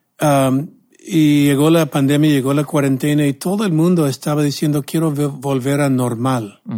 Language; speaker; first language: Spanish; non-native, fluent; English